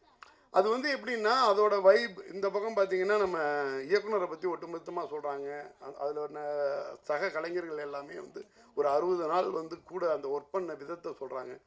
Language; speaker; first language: Tamil; native; Tamil